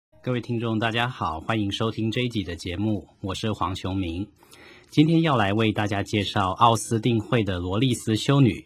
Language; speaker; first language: Chinese; native; Chinese